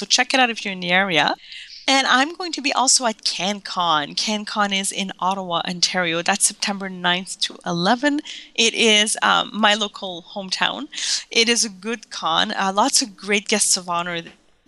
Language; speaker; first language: English; non-native, fluent; French